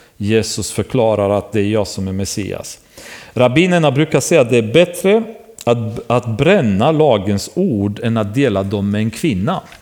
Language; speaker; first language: Swedish; non-native, fluent; Romanian